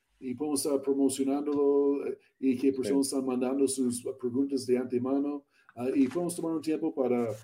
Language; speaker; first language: Spanish; non-native, learner; English